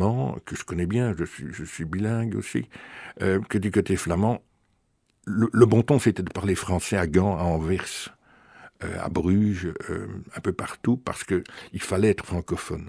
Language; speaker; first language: French; native; French